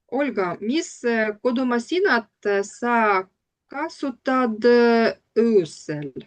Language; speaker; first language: Estonian; non-native, learner; Russian